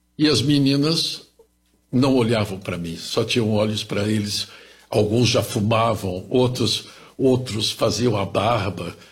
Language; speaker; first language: Portuguese; early bilingual, other home language; German